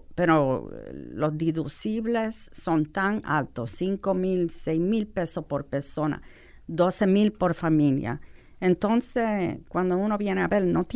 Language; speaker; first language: Spanish; non-native, fluent; English